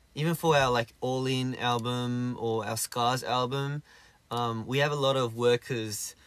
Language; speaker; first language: English; early bilingual, other home language; Korean